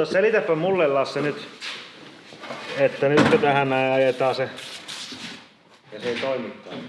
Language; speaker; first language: Finnish; native; Finnish